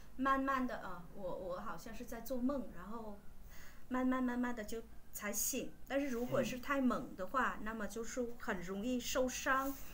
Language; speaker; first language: Chinese; non-native, fluent; Vietnamese